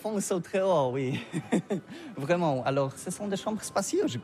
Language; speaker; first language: French; non-native, learner; Polish